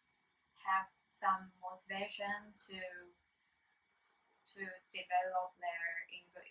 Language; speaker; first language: English; non-native, learner; Chinese